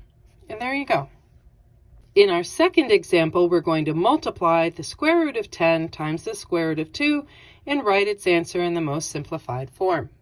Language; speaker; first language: English; native; English